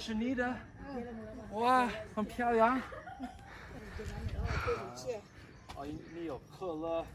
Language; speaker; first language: Chinese; non-native, learner; English